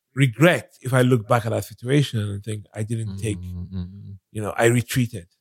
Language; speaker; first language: English; non-native, local second language; Yoruba